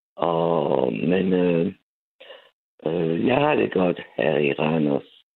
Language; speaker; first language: Danish; non-native, fluent; French